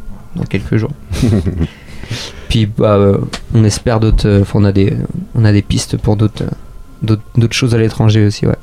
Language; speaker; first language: French; native; French